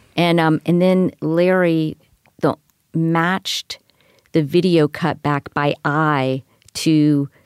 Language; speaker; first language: English; native; English